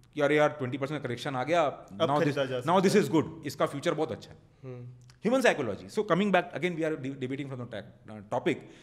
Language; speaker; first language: Hindi; non-native, local second language; Marwari